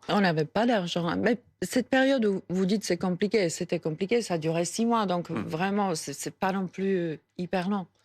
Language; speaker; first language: French; non-native, fluent; Slovak